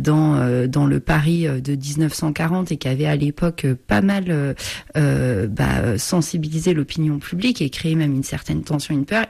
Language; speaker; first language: French; native; French